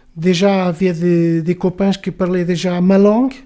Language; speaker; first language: French; non-native, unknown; Portuguese